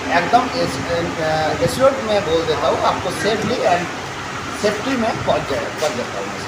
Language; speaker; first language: Hindi; non-native, local second language; Bangla